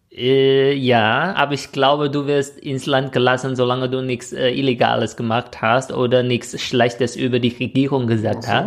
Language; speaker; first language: German; non-native, fluent; Chinese